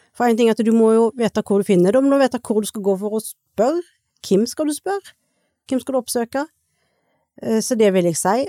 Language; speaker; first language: Norwegian; native; Norwegian